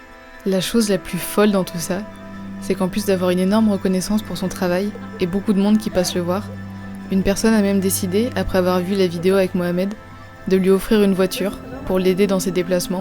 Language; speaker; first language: French; native; French